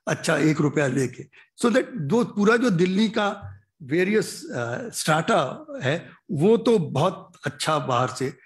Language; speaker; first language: Hindi; native; Hindi